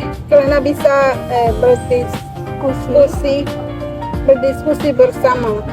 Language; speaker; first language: Indonesian; non-native, learner; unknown